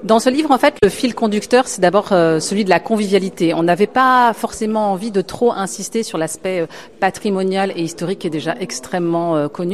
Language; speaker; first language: French; native; French